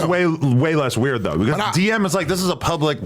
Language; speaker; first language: English; native; English